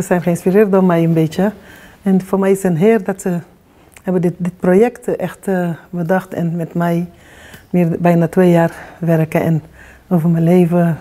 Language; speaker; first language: Dutch; non-native, learner; Kabuverdianu